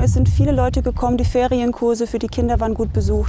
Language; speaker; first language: German; native; German